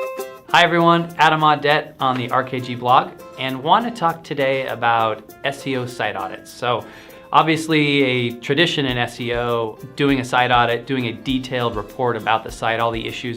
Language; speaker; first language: English; native; English